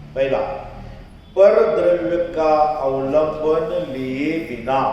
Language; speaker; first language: Hindi; non-native, local second language; Marathi